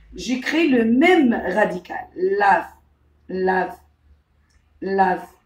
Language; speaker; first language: French; non-native, local second language; Arabic